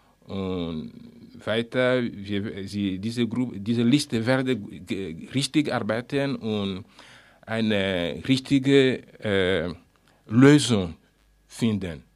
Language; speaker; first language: German; non-native, learner; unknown